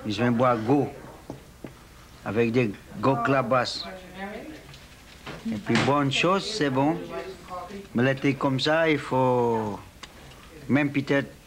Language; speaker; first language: French; non-native, local second language; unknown